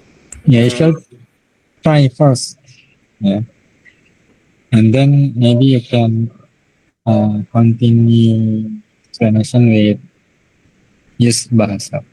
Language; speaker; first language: English; non-native, learner; Indonesian